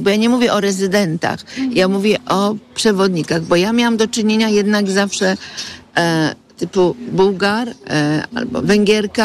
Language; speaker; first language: Polish; native; Polish